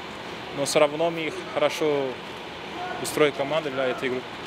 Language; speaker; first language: Russian; non-native, learner; Portuguese